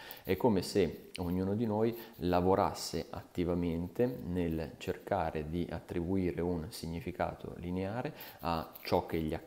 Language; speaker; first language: Italian; native; Italian